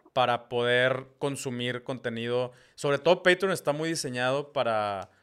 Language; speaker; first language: Spanish; native; Spanish